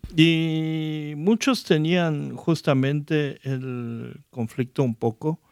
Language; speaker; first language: Spanish; non-native, fluent; Korean